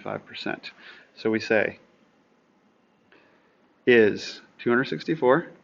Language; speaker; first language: English; native; English